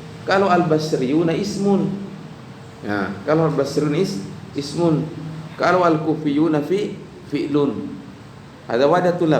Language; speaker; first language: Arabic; non-native, fluent; Indonesian